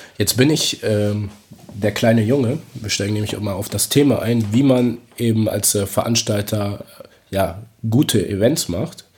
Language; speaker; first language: German; native; German